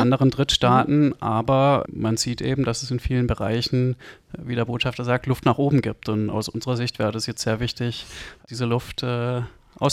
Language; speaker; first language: German; native; German